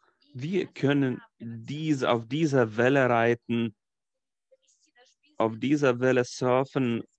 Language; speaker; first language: German; non-native, fluent; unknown